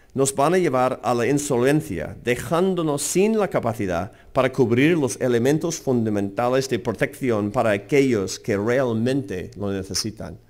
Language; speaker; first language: Spanish; non-native, fluent; English